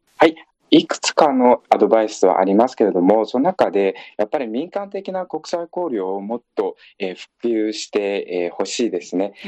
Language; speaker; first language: Japanese; non-native, fluent; Uyghur